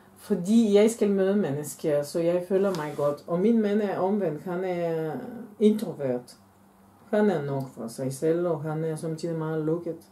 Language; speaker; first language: Danish; non-native, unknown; Bulgarian